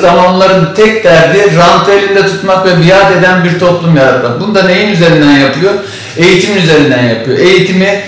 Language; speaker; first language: Turkish; native; Turkish